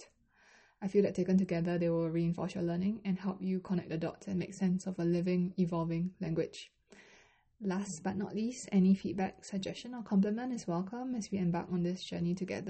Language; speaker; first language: English; non-native, local second language; Chinese